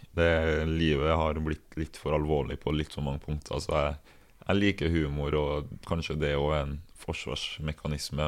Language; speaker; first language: Norwegian; early bilingual, other home language; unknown